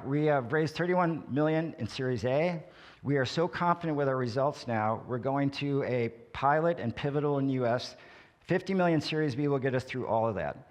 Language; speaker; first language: English; native; English